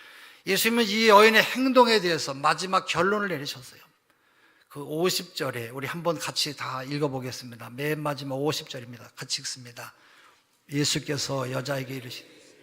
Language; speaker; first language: Korean; native; Korean